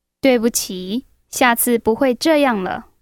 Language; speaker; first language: Chinese; non-native, fluent; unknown